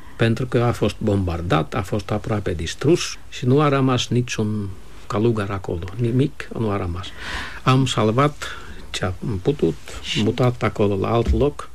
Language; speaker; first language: Romanian; non-native, fluent; Finnish